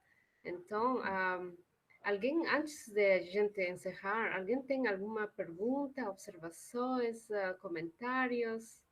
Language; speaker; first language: Portuguese; non-native, fluent; Spanish